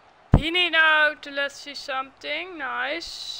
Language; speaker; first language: English; non-native, learner; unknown